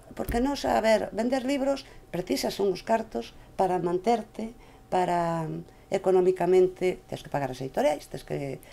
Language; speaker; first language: Galician; native; Galician